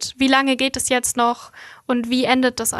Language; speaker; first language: German; native; German